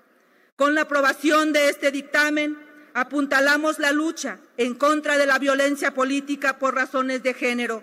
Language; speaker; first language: Spanish; native; Spanish